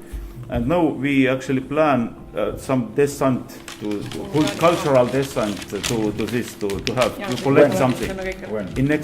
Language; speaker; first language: English; non-native, fluent; Estonian